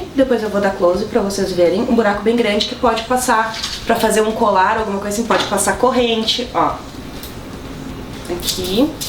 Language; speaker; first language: Portuguese; native; Portuguese